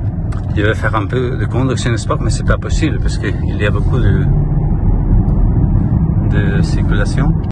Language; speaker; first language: French; non-native, learner; Spanish